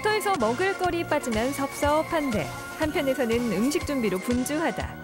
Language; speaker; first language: Korean; native; Korean